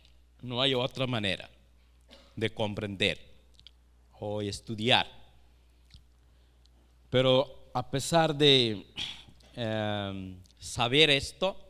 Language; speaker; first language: Spanish; non-native, fluent; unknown